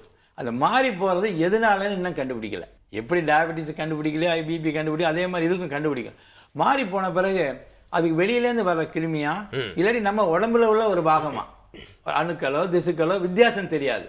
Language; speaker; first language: Tamil; native; Tamil